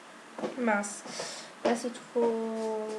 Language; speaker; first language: French; native; French